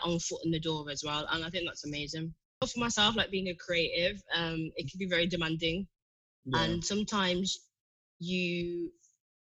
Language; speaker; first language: English; native; English